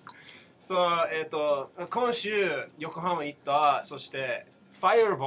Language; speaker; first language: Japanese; non-native, learner; English